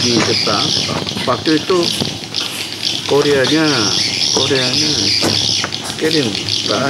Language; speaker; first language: Indonesian; non-native, learner; Korean